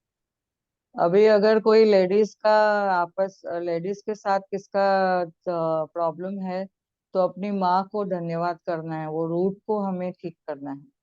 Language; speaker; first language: Hindi; native; Hindi